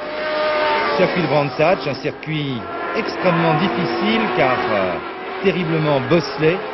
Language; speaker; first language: French; native; French